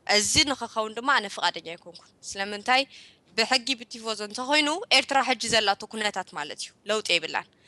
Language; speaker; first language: Tigrinya; early bilingual, heritage; Tigrinya